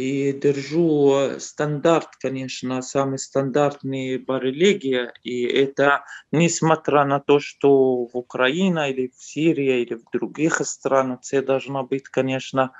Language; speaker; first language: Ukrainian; non-native, learner; Arabic